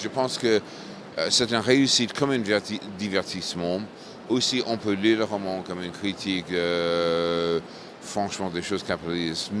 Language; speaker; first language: French; non-native, fluent; English